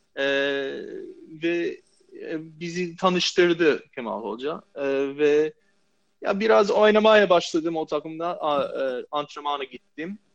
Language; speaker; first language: Turkish; non-native, fluent; English